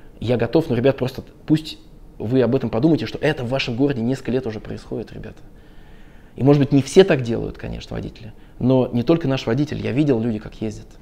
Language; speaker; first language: Russian; native; Russian